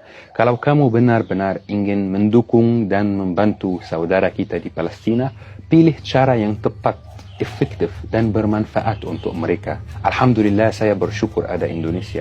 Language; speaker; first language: Indonesian; non-native, fluent; Arabic